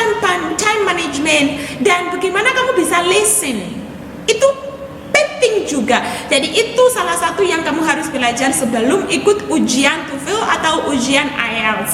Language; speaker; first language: Indonesian; non-native, fluent; English